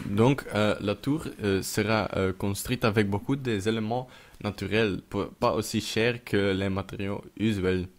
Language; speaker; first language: French; non-native, local second language; Dutch